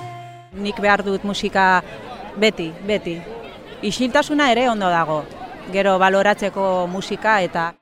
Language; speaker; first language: Basque; non-native, local second language; Spanish